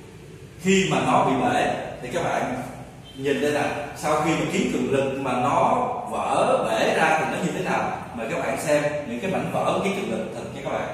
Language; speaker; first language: Vietnamese; native; Vietnamese